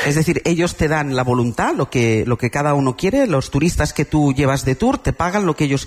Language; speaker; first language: Spanish; native; Spanish